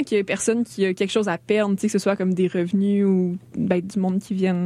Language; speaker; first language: French; native; French